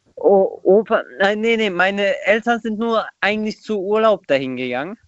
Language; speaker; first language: German; non-native, fluent; Turkish